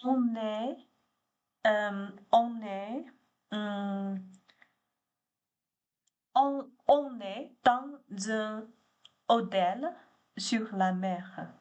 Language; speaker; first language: French; non-native, learner; Chinese